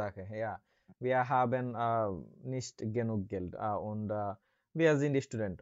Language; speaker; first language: German; non-native, learner; Bangla